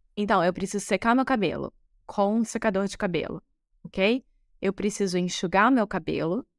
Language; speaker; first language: Portuguese; native; Portuguese